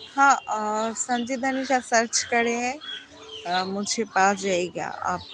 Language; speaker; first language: Hindi; non-native, local second language; Bangla